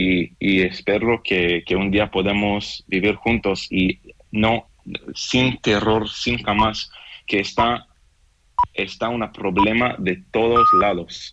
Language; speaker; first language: Spanish; non-native, fluent; Hebrew